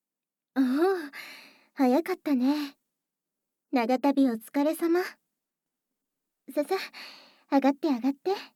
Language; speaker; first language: Japanese; native; Japanese